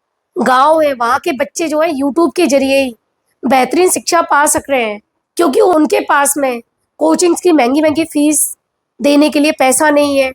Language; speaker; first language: Hindi; native; Hindi